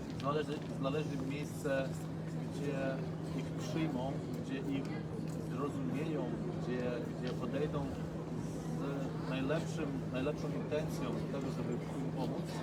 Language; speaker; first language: Polish; non-native, fluent; Ukrainian